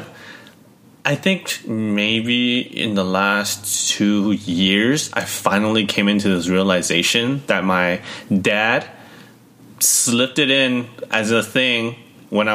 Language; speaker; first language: English; early bilingual, other home language; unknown